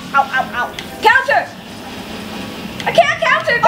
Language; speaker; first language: English; native; English